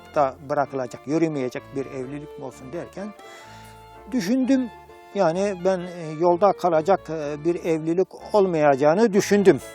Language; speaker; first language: Turkish; native; Turkish